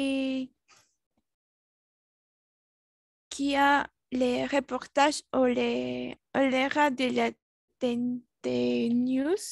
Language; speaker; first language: French; non-native, learner; Spanish